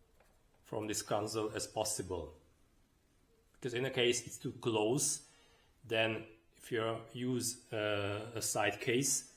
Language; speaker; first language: English; non-native, fluent; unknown